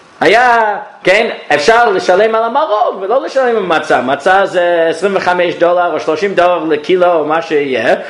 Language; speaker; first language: Hebrew; non-native, fluent; English